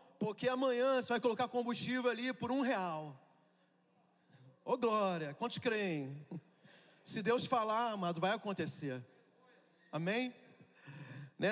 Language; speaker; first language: Portuguese; native; Portuguese